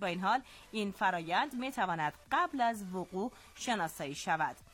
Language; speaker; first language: Persian; native; Persian